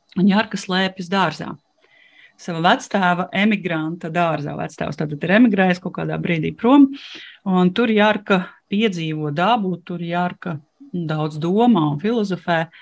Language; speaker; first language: Latvian; non-native, local second language; Russian